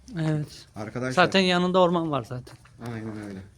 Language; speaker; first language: Turkish; native; Turkish